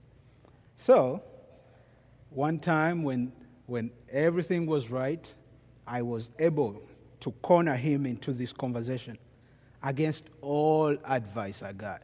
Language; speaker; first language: English; non-native, local second language; Ganda